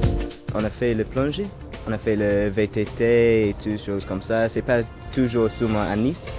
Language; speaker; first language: French; non-native, fluent; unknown